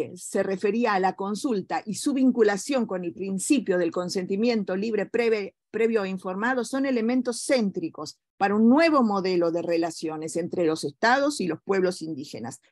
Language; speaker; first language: Spanish; native; Spanish